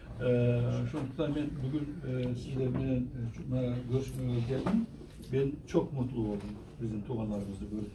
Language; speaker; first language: Turkish; non-native, learner; Kyrgyz